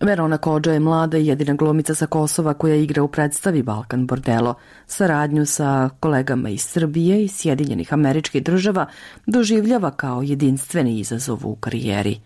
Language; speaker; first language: Serbian; native; Serbian